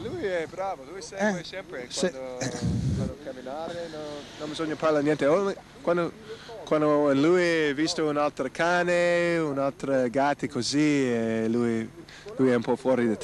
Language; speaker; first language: Italian; non-native, learner; English